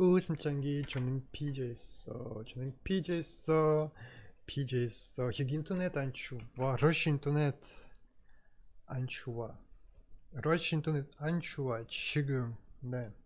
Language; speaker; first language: Korean; non-native, learner; Russian